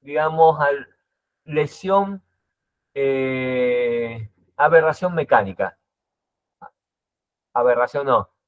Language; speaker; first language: Spanish; native; Spanish